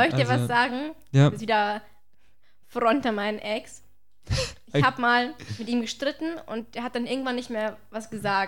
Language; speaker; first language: German; native; German